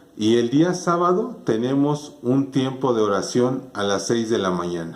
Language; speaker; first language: Spanish; native; Spanish